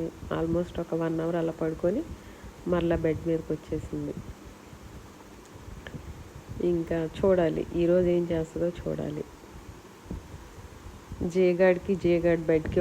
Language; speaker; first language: Telugu; native; Telugu